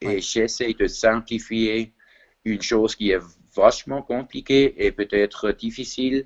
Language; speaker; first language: French; non-native, fluent; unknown